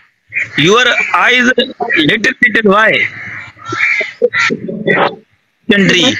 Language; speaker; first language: English; non-native, learner; Sindhi